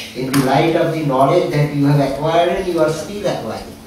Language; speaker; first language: English; non-native, local second language; Gujarati